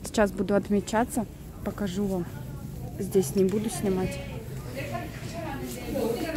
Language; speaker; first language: Russian; native; Russian